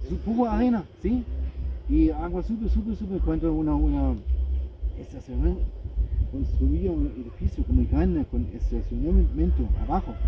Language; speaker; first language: Spanish; non-native, learner; German